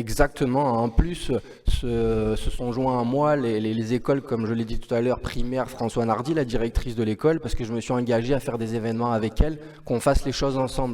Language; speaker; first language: French; native; French